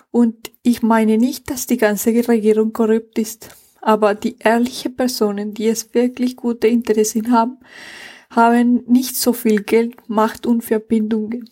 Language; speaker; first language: German; non-native, fluent; Spanish